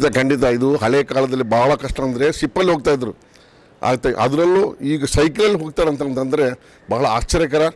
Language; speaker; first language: Kannada; non-native, local second language; Urdu